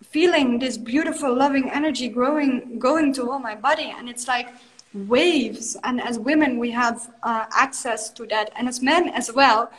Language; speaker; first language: English; non-native, fluent; Dutch